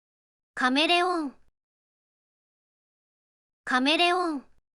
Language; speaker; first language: Japanese; native; Japanese